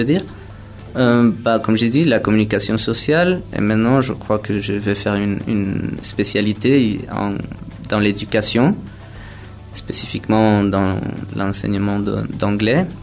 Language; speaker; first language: French; non-native, fluent; Spanish